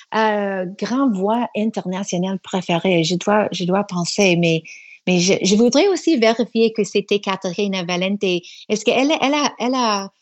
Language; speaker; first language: French; non-native, learner; English